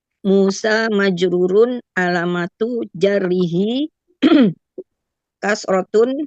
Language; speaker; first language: Arabic; non-native, learner; Indonesian